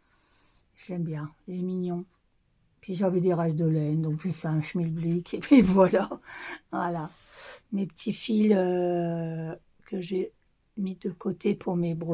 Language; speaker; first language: French; native; French